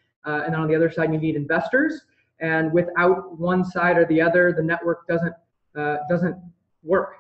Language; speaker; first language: English; native; English